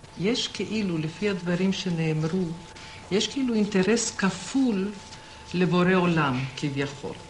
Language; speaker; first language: Hebrew; non-native, fluent; French